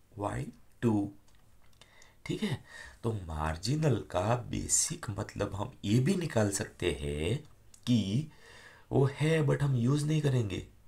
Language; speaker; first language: Hindi; non-native, local second language; Gujarati